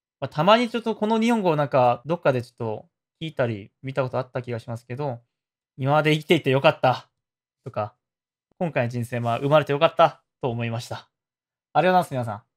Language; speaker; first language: Japanese; non-native, fluent; Korean